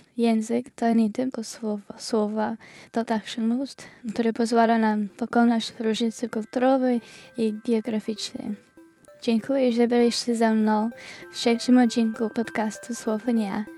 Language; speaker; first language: Polish; non-native, learner; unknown